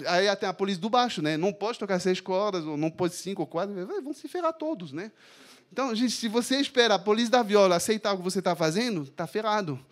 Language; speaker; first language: Portuguese; non-native, fluent; French